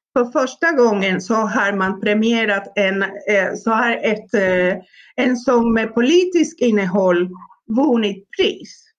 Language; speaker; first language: Swedish; non-native, fluent; Spanish